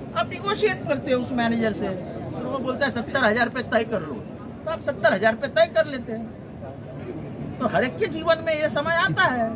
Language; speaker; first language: Hindi; non-native, local second language; Marathi